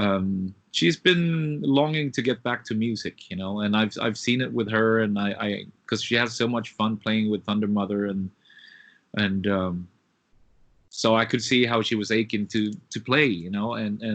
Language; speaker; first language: English; non-native, fluent; Swedish